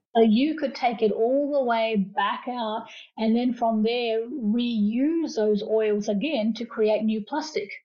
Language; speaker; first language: English; early bilingual, other home language; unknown